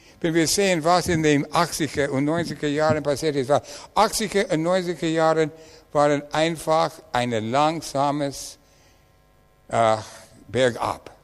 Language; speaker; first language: German; non-native, learner; English